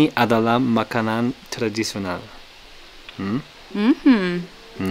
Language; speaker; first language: Indonesian; non-native, learner; German